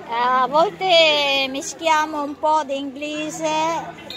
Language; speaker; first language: Italian; non-native, fluent; Filipino